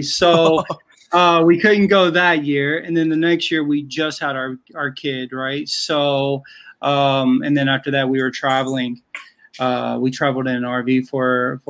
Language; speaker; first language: English; native; English